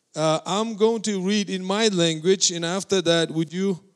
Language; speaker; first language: English; non-native, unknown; Mongolian